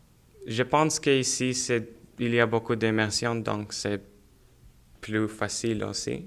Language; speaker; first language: French; non-native, learner; Russian